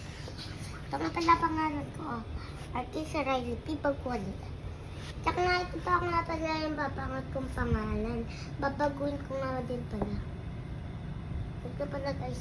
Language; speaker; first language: Filipino; native; Filipino